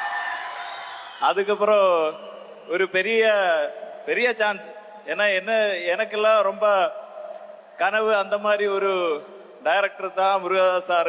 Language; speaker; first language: Tamil; non-native, fluent; Malayalam